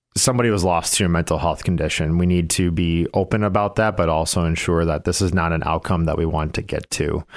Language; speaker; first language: English; native; English